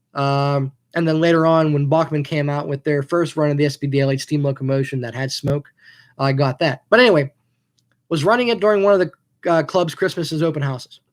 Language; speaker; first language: English; native; English